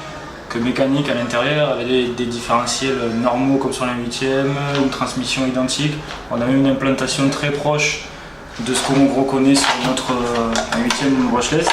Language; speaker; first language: French; native; French